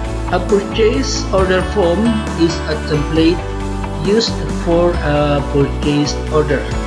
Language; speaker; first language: English; non-native, fluent; Indonesian